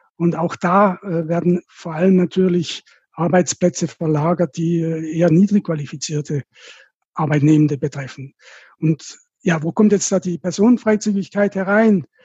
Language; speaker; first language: German; native; German